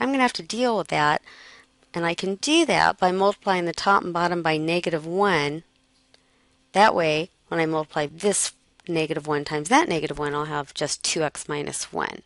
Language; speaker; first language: English; native; English